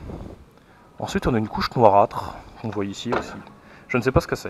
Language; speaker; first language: French; native; French